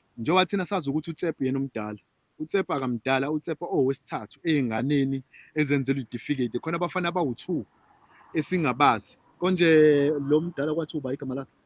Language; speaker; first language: Zulu; native; Zulu